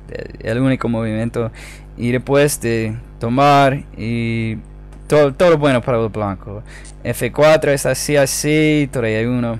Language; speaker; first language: Spanish; non-native, fluent; English